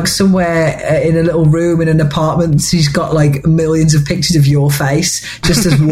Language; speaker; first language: English; native; English